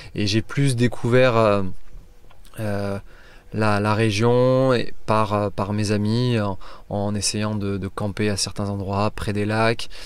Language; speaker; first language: French; native; French